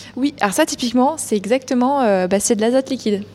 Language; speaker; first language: French; native; French